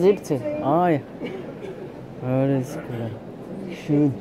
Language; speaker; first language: German; non-native, learner; Chinese